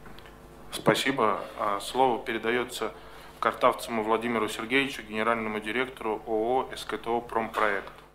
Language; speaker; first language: Russian; native; Russian